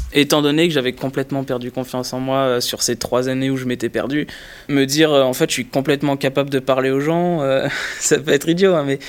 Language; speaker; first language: French; native; French